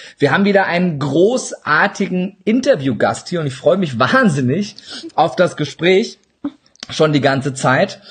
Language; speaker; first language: German; native; German